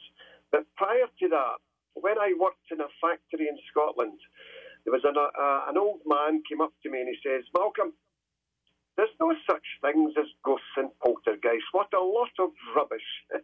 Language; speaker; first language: English; native; English